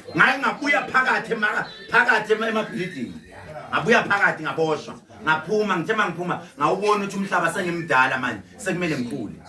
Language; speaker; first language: Zulu; native; Zulu